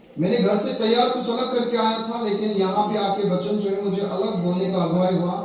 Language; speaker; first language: Hindi; non-native, local second language; Nepali